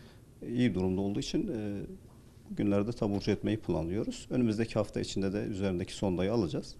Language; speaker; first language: Turkish; native; Turkish